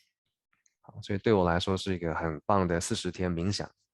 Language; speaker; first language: Chinese; native; Chinese